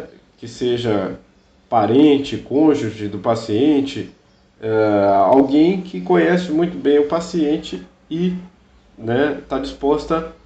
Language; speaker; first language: Portuguese; native; Portuguese